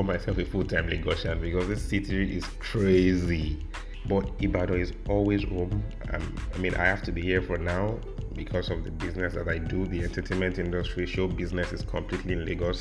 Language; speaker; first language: English; non-native, local second language; Yoruba